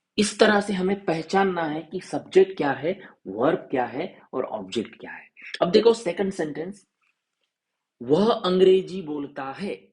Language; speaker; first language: Hindi; non-native, local second language; Marathi